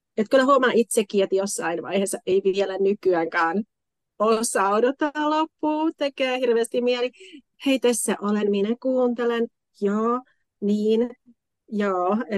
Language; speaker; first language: Finnish; non-native, fluent; German